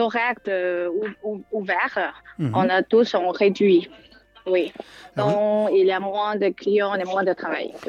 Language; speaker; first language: French; non-native, fluent; Chinese